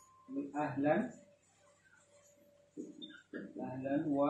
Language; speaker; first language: Arabic; non-native, fluent; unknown